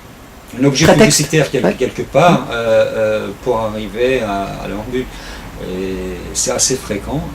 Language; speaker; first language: French; non-native, fluent; Turkish